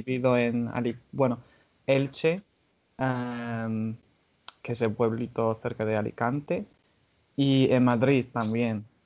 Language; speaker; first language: Spanish; non-native, fluent; English